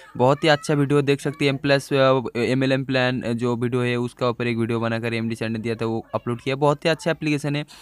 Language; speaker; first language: Hindi; non-native, local second language; Bangla